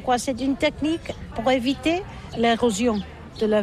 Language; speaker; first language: French; non-native, learner; Catalan